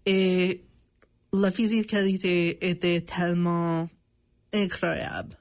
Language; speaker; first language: French; non-native, local second language; English